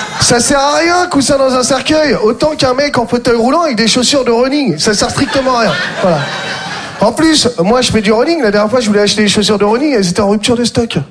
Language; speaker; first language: French; native; French